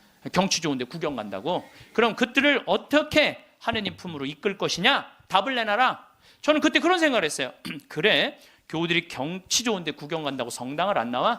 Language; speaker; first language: Korean; native; Korean